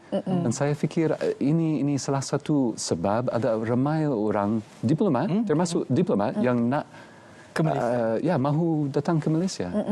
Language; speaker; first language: Malay; non-native, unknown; English